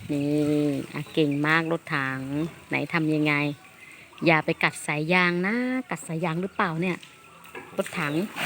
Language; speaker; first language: Thai; native; Thai